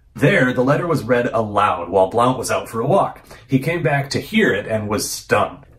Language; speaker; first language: English; native; English